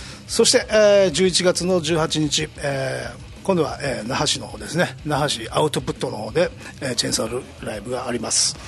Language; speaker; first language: Japanese; native; Japanese